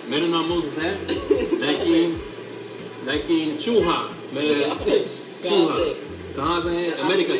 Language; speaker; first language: Hindi; non-native, learner; English